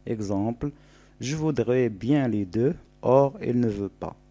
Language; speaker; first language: French; non-native, local second language; Arabic